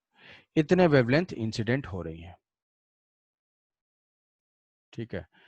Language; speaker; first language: Hindi; native; Hindi